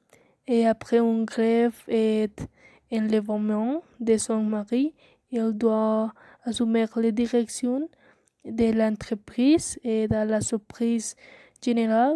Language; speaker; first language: French; non-native, learner; Spanish